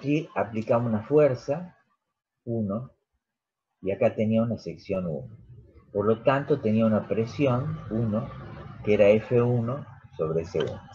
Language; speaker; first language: Spanish; native; Spanish